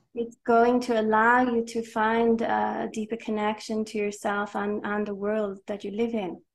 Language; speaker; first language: English; native; English